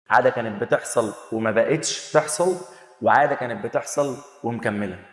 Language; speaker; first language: Arabic; native; Arabic